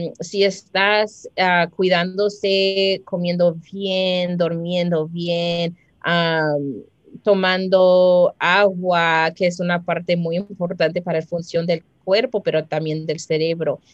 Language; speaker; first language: Spanish; early bilingual, heritage; Spanish